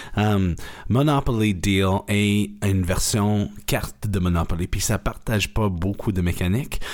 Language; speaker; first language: French; native; French